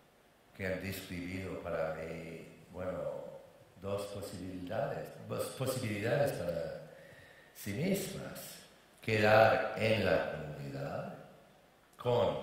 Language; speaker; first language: Spanish; non-native, fluent; English